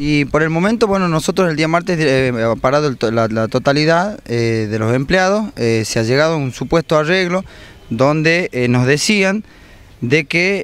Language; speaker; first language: Spanish; native; Spanish